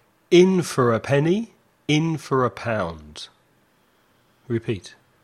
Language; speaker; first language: English; native; English